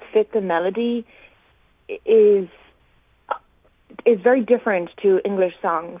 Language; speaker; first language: English; native; English